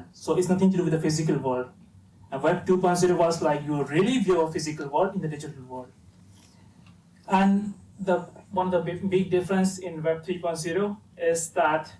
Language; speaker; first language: English; non-native, fluent; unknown